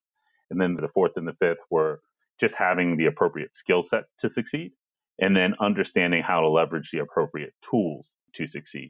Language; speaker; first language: English; native; English